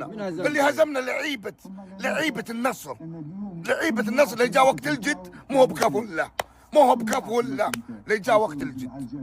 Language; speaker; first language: Arabic; native; Arabic